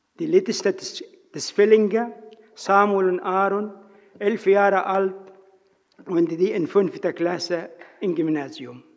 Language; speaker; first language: German; non-native, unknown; Arabic